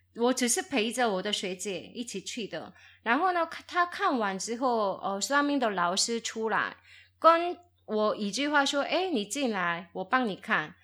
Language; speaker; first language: Chinese; non-native, fluent; Korean